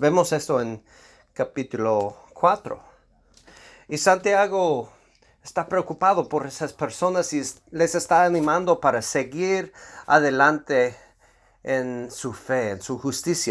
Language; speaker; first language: Spanish; non-native, fluent; English